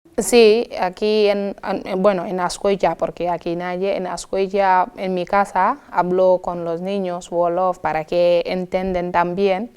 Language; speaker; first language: Spanish; non-native, fluent; Wolof